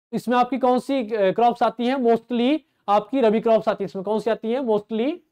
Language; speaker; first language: Hindi; native; Hindi